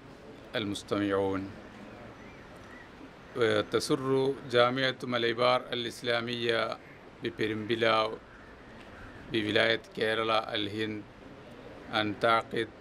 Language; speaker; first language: Arabic; non-native, fluent; Malayalam